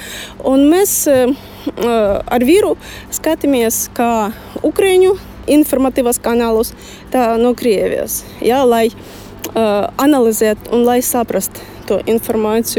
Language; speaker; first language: Latvian; non-native, learner; Russian